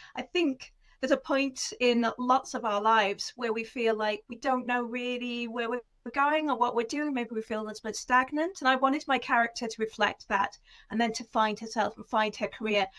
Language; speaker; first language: English; native; English